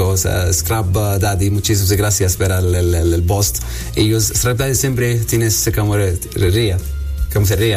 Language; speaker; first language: Spanish; non-native, learner; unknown